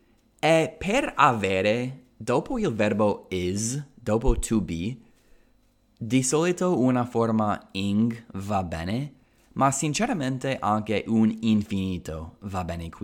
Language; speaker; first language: Italian; non-native, fluent; English